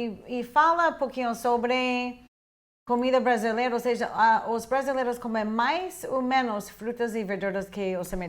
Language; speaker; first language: Portuguese; non-native, fluent; English